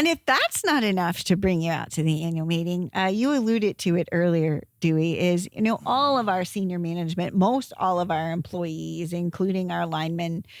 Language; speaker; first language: English; native; English